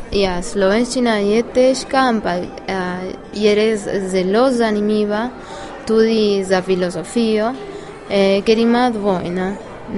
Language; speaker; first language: Slovenian; non-native, learner; Spanish